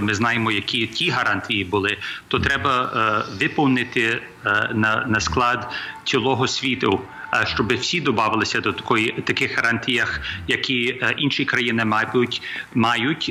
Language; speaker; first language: Ukrainian; early bilingual, heritage; Ukrainian